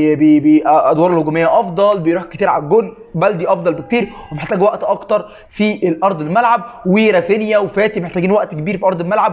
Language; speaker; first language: Arabic; native; Arabic